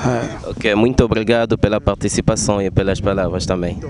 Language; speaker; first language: Portuguese; native; Portuguese